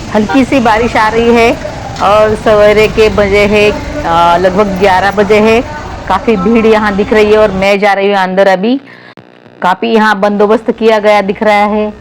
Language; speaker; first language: Hindi; non-native, local second language; Marathi